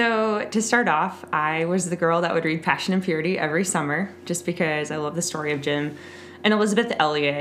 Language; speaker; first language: English; native; English